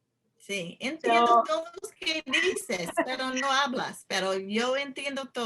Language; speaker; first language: Spanish; non-native, learner; English